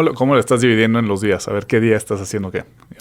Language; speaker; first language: Spanish; native; Spanish